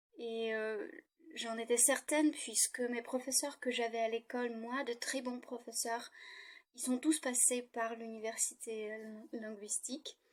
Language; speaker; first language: French; non-native, fluent; Russian